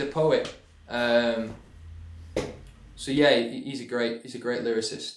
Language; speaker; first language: English; native; English